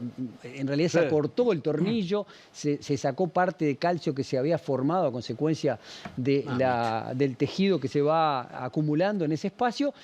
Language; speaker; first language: Spanish; native; Spanish